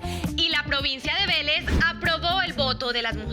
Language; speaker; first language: Spanish; native; Spanish